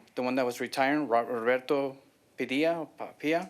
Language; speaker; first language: English; native; English